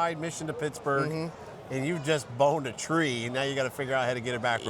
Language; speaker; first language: English; native; English